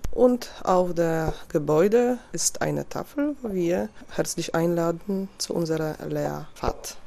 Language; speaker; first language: German; non-native, fluent; Polish